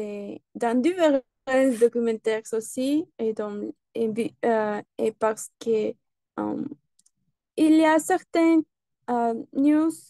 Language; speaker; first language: French; non-native, learner; Spanish